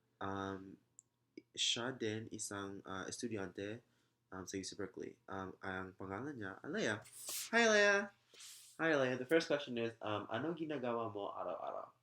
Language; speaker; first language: Filipino; non-native, learner; English